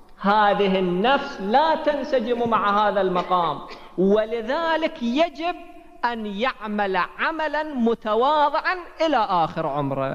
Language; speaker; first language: Arabic; native; Arabic